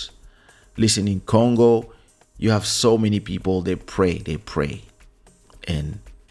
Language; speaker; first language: English; non-native, fluent; French